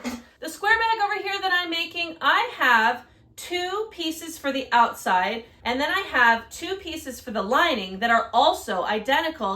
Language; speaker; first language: English; native; English